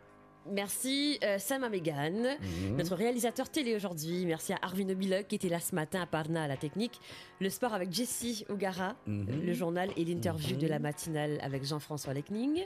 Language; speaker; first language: French; non-native, local second language; Morisyen